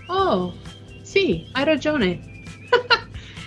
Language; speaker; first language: Italian; non-native, learner; English